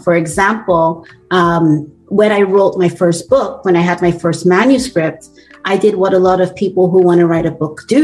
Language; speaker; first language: English; non-native, local second language; Bini